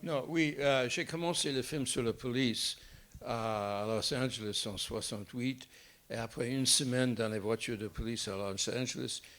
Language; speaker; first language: French; non-native, fluent; English